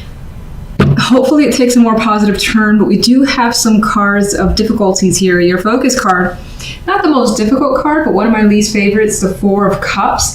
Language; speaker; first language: English; native; English